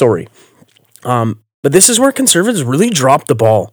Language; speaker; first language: English; native; English